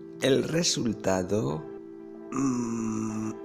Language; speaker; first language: Spanish; non-native, learner; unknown